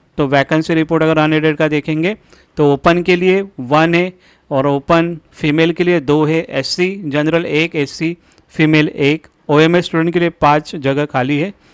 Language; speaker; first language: Hindi; non-native, local second language; Marathi